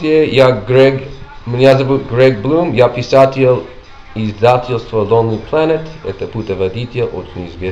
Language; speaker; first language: Russian; non-native, learner; English